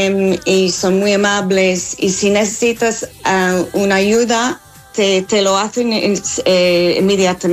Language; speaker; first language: Spanish; non-native, fluent; English